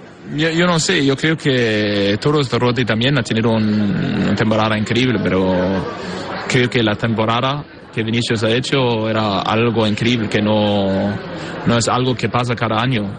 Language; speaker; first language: Spanish; non-native, fluent; Portuguese